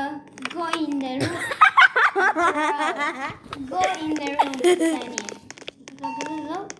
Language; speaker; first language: English; non-native, learner; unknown